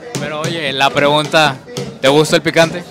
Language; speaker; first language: Spanish; native; Spanish